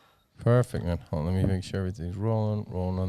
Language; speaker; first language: English; native; English